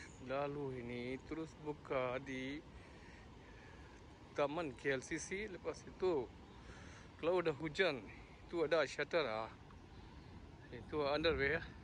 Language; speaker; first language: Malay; non-native, learner; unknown